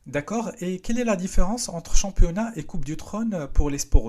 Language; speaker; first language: French; non-native, local second language; Arabic